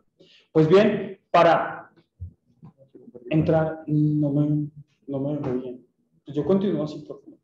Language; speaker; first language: Spanish; native; Spanish